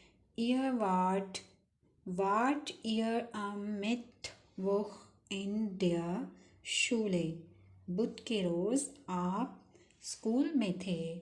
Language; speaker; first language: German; non-native, fluent; Urdu